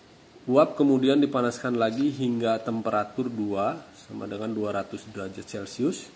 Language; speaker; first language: Indonesian; native; Indonesian